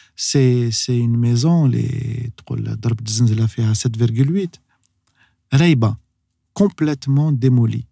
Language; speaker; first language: French; non-native, local second language; Arabic